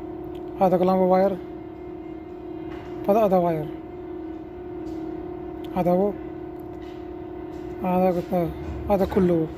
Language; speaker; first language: Arabic; non-native, learner; Urdu